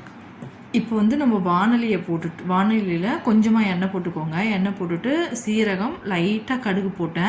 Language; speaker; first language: Tamil; native; Tamil